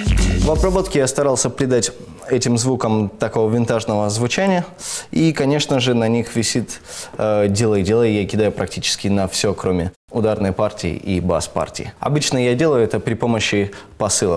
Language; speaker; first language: Russian; native; Russian